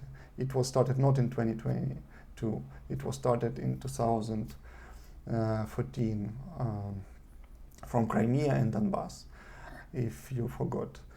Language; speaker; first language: English; non-native, learner; Russian